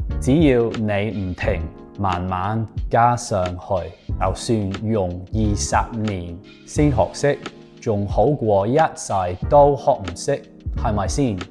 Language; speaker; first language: Cantonese; non-native, fluent; English